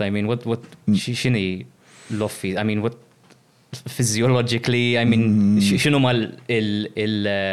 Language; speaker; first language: English; non-native, local second language; Maltese